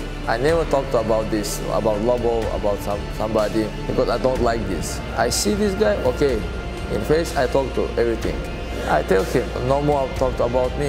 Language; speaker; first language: English; non-native, learner; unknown